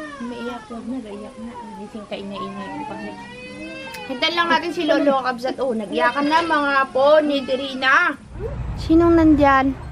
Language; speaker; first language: Filipino; non-native, local second language; Iloko